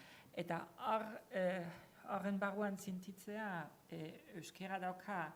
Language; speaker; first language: Basque; non-native, fluent; German